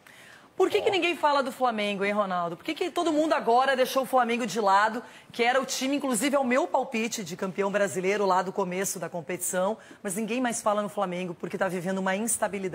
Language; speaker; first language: Portuguese; native; Portuguese